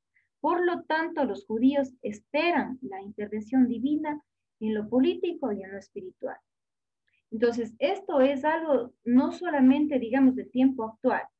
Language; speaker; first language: Spanish; native; Spanish